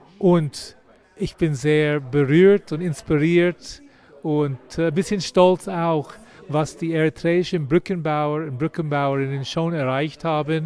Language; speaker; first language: German; non-native, fluent; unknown